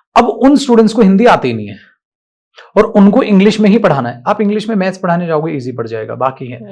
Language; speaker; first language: Hindi; native; Hindi